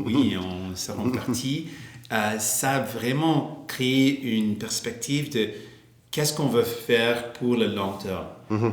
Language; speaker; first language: French; non-native, local second language; English